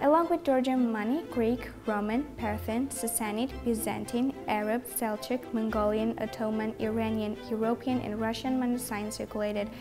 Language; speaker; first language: English; non-native, learner; Georgian